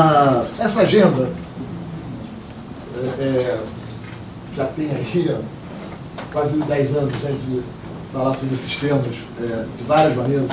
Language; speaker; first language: Portuguese; native; Portuguese